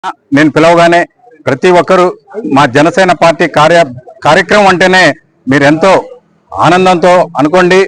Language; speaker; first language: Telugu; native; Telugu